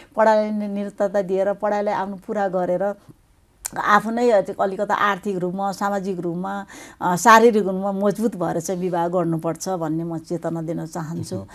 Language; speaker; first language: Nepali; native; Nepali